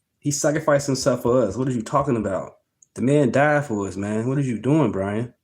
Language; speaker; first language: English; native; English